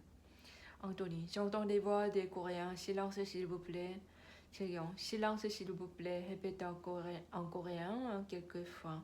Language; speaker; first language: French; non-native, learner; Korean